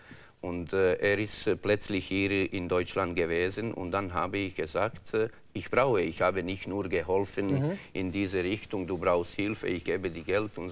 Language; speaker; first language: German; non-native, learner; Croatian